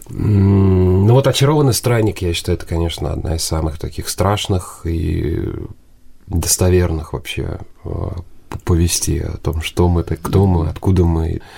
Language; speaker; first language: Russian; native; Russian